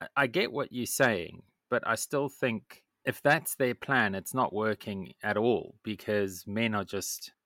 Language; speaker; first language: English; native; English